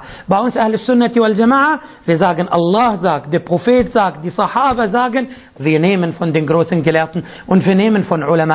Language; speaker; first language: German; non-native, fluent; Arabic